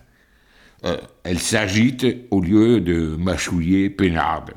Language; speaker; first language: French; native; French